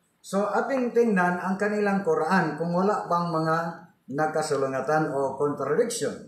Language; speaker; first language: Filipino; non-native, local second language; Cebuano